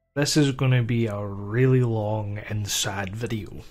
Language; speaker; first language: English; native; English